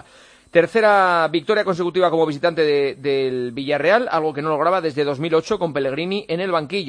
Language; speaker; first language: Spanish; native; Spanish